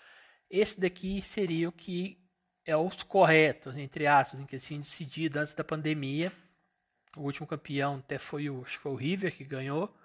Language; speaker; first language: Portuguese; native; Portuguese